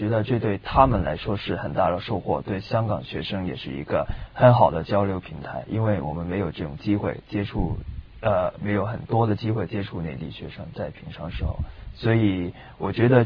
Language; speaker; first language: Chinese; non-native, local second language; Cantonese